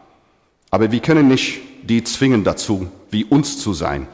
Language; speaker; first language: German; non-native, fluent; English